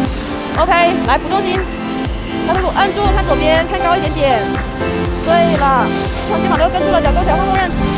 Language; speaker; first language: Chinese; native; Chinese